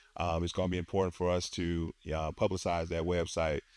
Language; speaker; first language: English; native; English